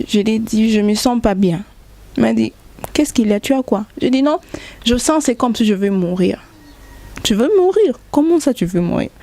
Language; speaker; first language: French; non-native, local second language; Lingala